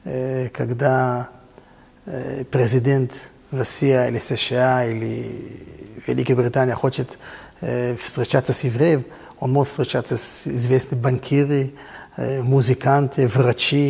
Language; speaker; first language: Russian; non-native, fluent; Hebrew